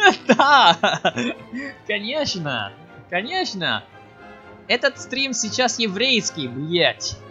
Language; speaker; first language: Russian; non-native, learner; English